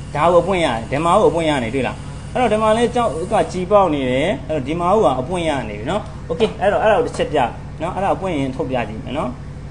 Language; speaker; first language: Burmese; native; Burmese